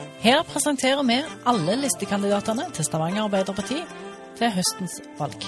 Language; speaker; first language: Norwegian; native; Norwegian